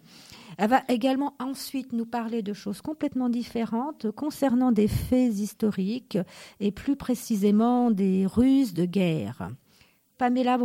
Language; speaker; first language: French; native; French